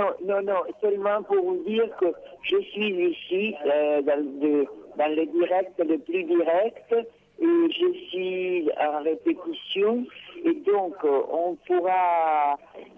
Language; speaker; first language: French; non-native, fluent; Spanish